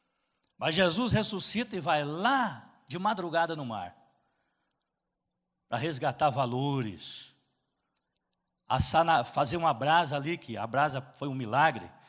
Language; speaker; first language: Portuguese; native; Portuguese